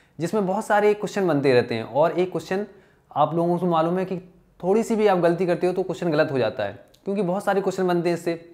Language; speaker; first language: Hindi; native; Hindi